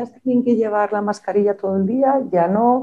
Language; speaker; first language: Spanish; native; Spanish